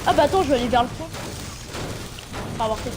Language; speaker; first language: French; native; French